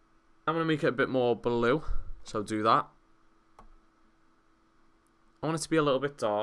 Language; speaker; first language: English; native; English